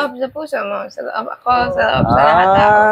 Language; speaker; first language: Filipino; non-native, learner; English